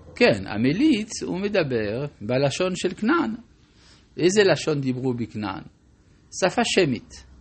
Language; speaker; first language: Hebrew; non-native, fluent; French